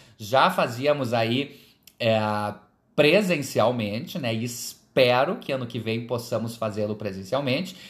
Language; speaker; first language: Portuguese; native; Portuguese